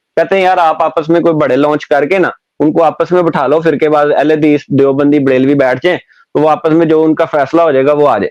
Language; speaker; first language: Urdu; non-native, local second language; Punjabi